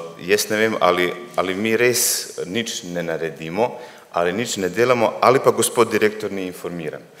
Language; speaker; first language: Slovenian; early bilingual, other home language; Bosnian